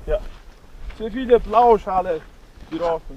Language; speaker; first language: German; non-native, fluent; Mongolian